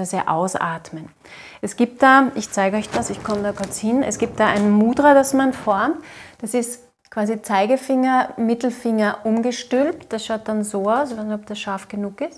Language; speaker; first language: German; native; German